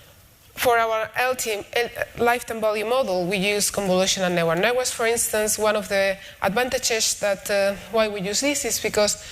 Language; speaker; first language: English; non-native, fluent; Spanish